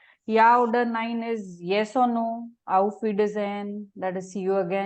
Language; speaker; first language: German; non-native, fluent; Marathi